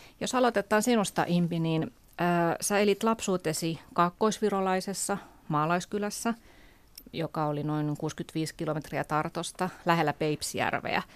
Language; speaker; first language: Finnish; native; Finnish